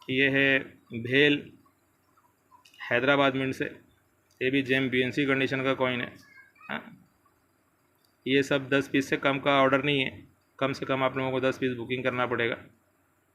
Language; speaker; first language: Hindi; native; Hindi